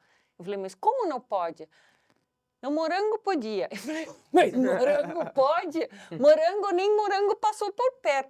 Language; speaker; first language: Portuguese; non-native, fluent; Dutch